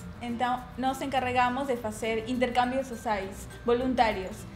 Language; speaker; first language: Portuguese; non-native, learner; Spanish